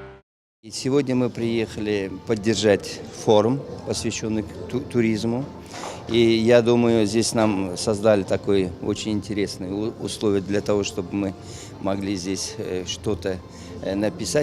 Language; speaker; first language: Russian; non-native, local second language; Uzbek